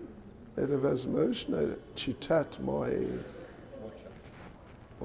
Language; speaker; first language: Russian; non-native, learner; English